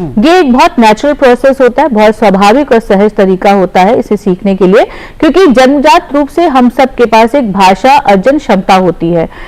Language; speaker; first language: Hindi; native; Hindi